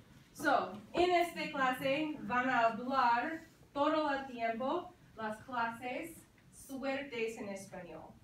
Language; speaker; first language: Spanish; non-native, fluent; English